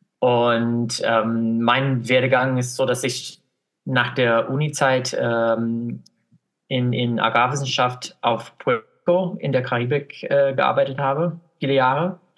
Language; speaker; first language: German; non-native, fluent; English